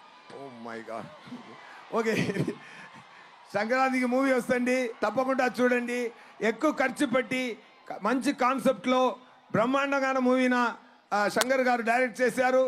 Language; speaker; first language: Telugu; non-native, learner; Tamil